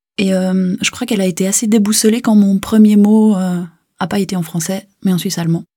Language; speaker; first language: French; native; French